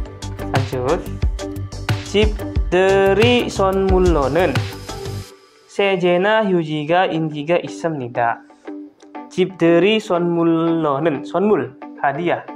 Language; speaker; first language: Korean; non-native, fluent; Indonesian